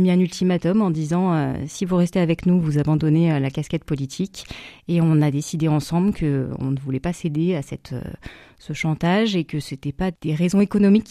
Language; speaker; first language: French; native; French